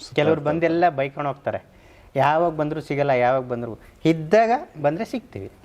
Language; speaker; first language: Kannada; native; Kannada